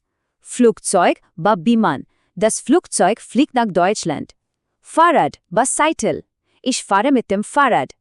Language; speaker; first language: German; non-native, fluent; Bangla